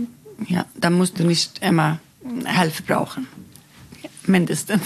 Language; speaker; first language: German; non-native, learner; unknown